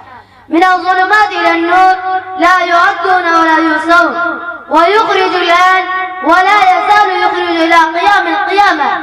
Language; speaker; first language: Arabic; non-native, learner; Urdu